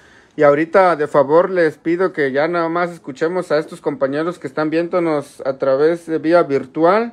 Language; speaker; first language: Spanish; native; Spanish